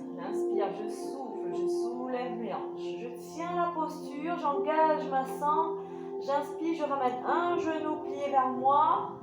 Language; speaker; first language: French; native; French